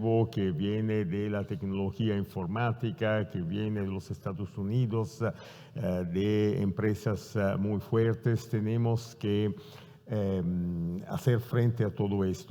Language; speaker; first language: Spanish; non-native, fluent; Italian